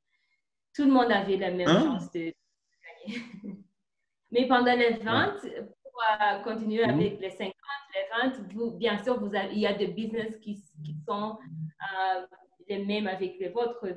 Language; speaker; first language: French; non-native, fluent; Kinyarwanda